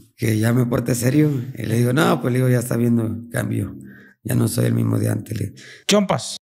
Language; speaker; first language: Spanish; native; Spanish